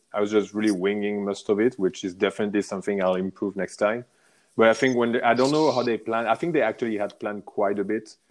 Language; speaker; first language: English; non-native, fluent; French